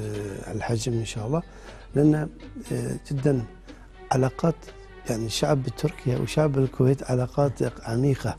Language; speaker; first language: Arabic; non-native, fluent; Turkish